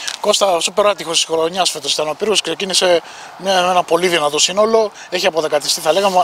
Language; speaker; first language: Greek; native; Greek